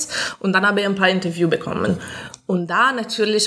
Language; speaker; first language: German; non-native, fluent; Italian